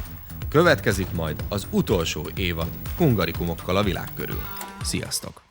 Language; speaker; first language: Hungarian; native; Hungarian